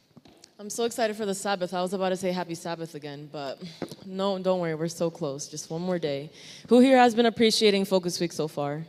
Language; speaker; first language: English; native; English